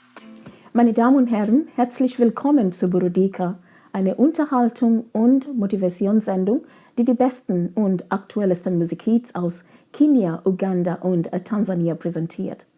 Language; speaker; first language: German; non-native, fluent; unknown